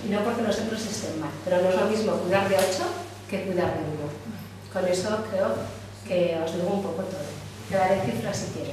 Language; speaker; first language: Spanish; native; Spanish